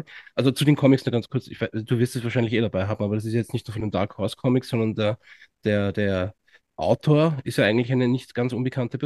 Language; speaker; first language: German; native; German